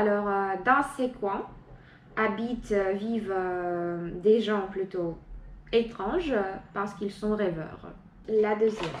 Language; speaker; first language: French; non-native, fluent; Russian